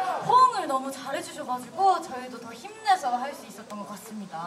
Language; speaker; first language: Korean; non-native, fluent; Japanese